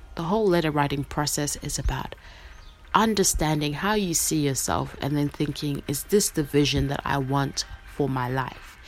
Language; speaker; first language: English; non-native, local second language; Shona